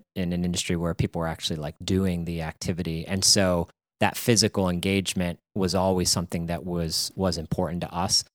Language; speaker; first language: English; native; English